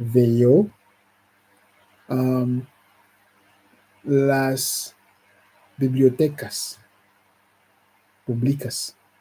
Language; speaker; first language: Spanish; non-native, learner; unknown